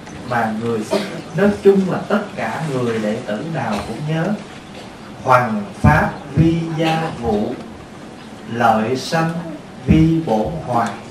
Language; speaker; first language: Vietnamese; native; Vietnamese